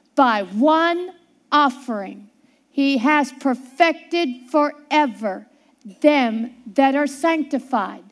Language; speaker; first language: English; native; English